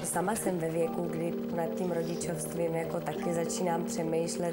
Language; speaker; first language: Czech; native; Czech